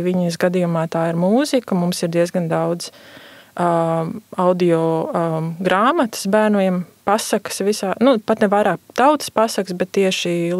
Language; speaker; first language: Latvian; native; Latvian